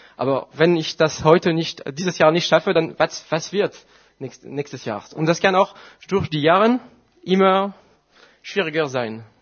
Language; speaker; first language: German; non-native, fluent; French